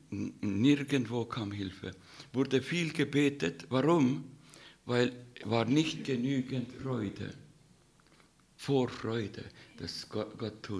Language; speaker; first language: German; non-native, fluent; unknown